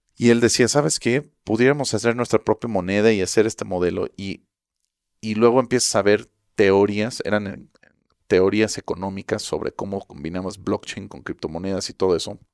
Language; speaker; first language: Spanish; early bilingual, heritage; Spanish